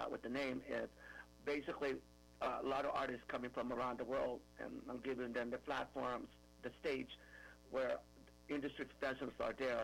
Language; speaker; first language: English; non-native, local second language; Filipino